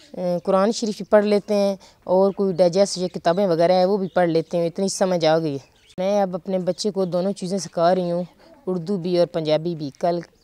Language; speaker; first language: Urdu; non-native, local second language; Punjabi